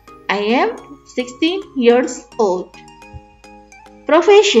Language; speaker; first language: English; non-native, fluent; Indonesian